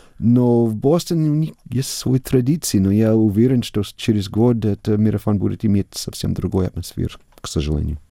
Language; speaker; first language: Russian; non-native, fluent; English